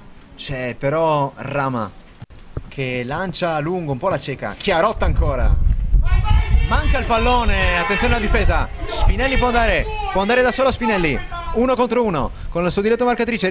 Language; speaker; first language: Italian; native; Italian